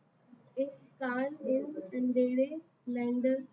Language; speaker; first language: German; non-native, learner; Hindi